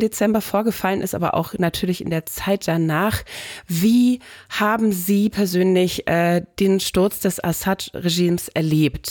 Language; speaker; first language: German; native; German